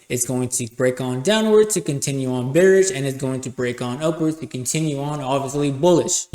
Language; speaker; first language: English; native; English